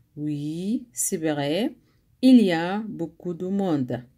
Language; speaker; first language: French; non-native, learner; Arabic